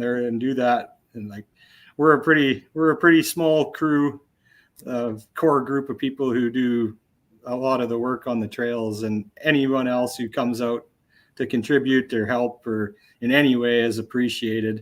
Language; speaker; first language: English; native; English